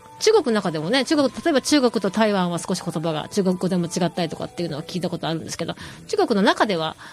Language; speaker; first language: Japanese; native; Japanese